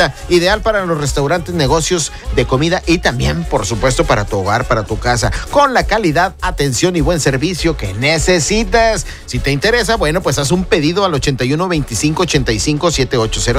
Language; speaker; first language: Spanish; native; Spanish